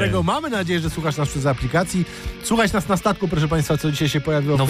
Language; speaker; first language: Polish; native; Polish